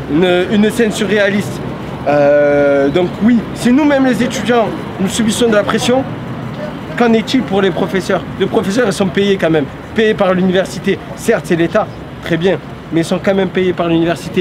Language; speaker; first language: French; native; French